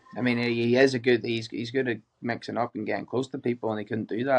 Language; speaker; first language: English; native; English